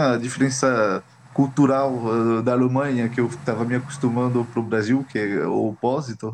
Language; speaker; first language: Portuguese; non-native, fluent; French